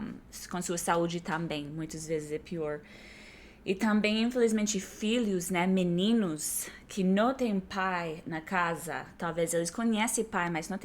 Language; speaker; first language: Portuguese; non-native, fluent; English